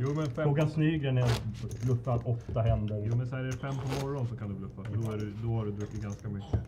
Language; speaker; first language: Swedish; native; Swedish